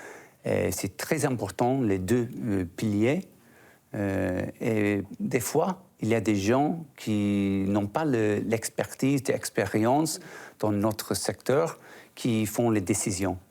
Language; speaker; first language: French; non-native, fluent; English